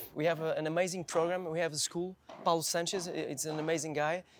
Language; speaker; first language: English; non-native, fluent; Portuguese